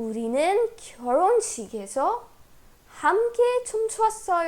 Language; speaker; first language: Korean; non-native, fluent; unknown